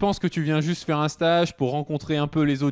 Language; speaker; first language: French; native; French